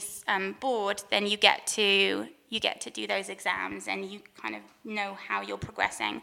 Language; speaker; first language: English; native; English